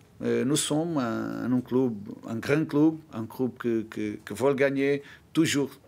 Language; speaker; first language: French; non-native, learner; Portuguese